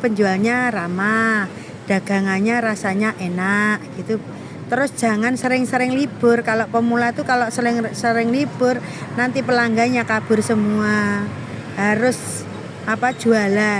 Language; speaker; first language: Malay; non-native, local second language; Javanese